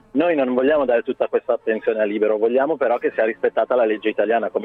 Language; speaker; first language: Italian; early bilingual, other home language; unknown